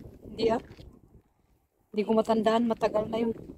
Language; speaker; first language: Filipino; native; Filipino